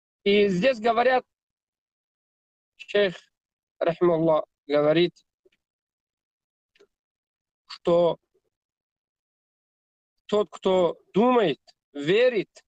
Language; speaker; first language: Russian; non-native, learner; Tajik